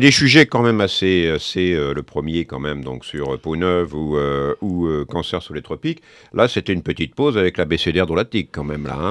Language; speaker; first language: French; native; French